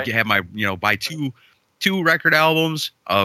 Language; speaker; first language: English; native; English